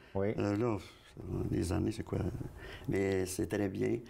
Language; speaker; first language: French; native; French